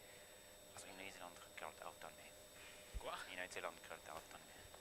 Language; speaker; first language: German; non-native, fluent; French